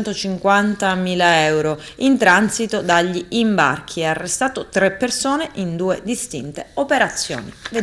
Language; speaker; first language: Italian; native; Italian